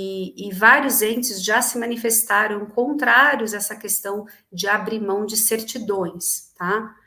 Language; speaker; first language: Portuguese; native; Portuguese